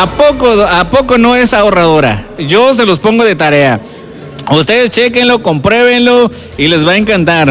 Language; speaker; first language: Spanish; native; Spanish